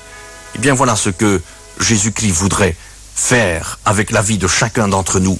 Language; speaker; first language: French; native; French